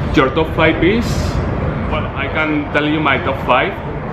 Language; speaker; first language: English; non-native, learner; Spanish